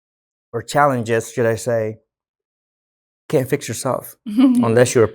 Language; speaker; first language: English; native; English